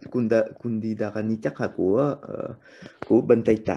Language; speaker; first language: Vietnamese; early bilingual, heritage; Vietnamese